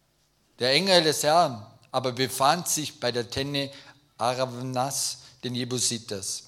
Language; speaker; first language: German; native; German